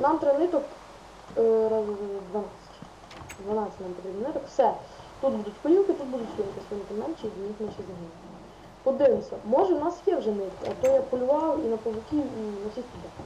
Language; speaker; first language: Ukrainian; native; Ukrainian